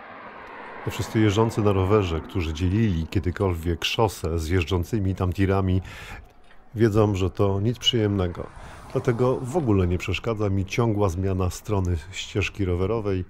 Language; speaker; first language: Polish; native; Polish